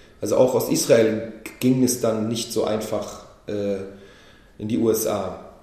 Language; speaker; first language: German; early bilingual, other home language; Hebrew